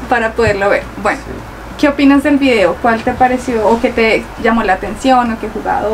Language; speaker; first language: Spanish; native; Spanish